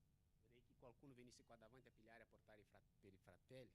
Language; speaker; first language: Italian; non-native, learner; Portuguese